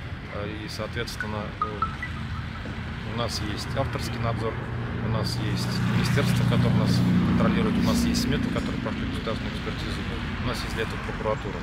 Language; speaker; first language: Russian; native; Russian